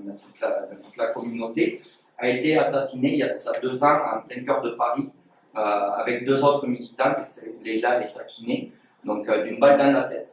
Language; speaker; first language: French; native; French